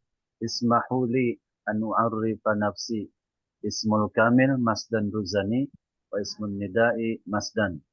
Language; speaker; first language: Arabic; non-native, learner; Indonesian